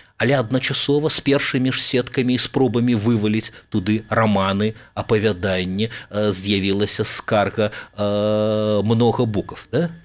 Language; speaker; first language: Belarusian; native; Belarusian